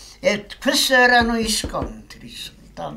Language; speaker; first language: Italian; non-native, fluent; Polish